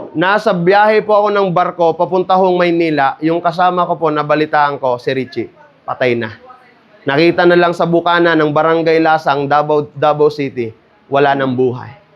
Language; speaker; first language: Filipino; non-native, local second language; Cebuano